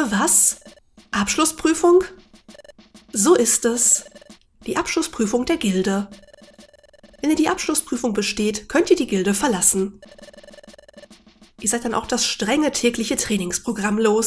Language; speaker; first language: German; native; German